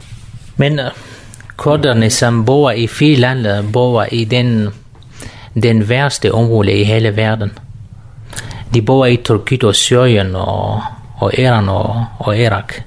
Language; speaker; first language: Danish; non-native, learner; Kurdish